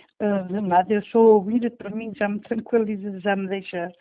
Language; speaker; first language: Portuguese; early bilingual, heritage; Portuguese